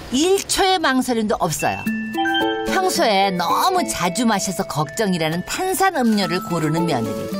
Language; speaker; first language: Korean; native; Korean